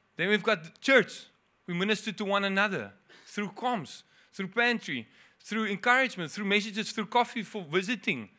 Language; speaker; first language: English; non-native, local second language; Afrikaans